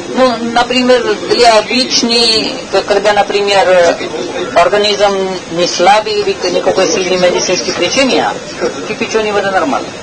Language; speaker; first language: Russian; non-native, learner; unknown